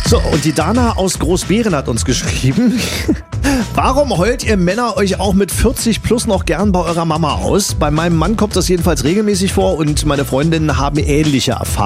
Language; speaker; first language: German; native; German